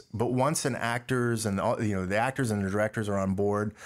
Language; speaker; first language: English; early bilingual, other home language; Dutch